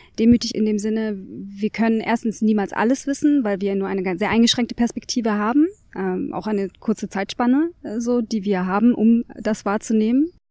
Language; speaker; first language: German; native; German